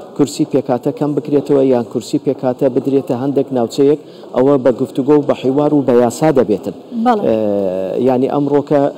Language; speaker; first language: Central Kurdish; non-native, local second language; Turkish